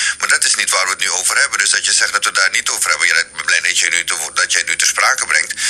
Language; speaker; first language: Dutch; native; Dutch